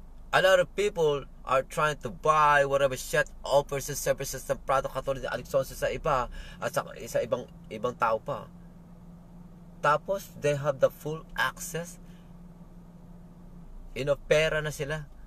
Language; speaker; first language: English; non-native, local second language; Filipino